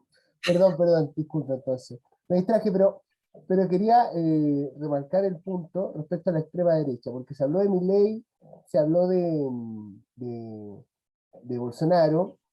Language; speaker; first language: Spanish; native; Spanish